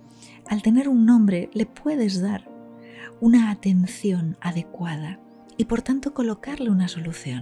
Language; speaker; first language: Spanish; native; Spanish